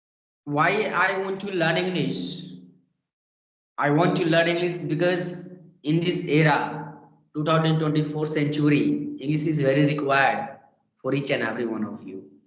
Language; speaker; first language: English; non-native, learner; Bhojpuri